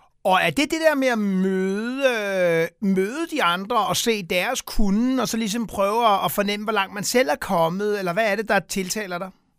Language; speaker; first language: Danish; native; Danish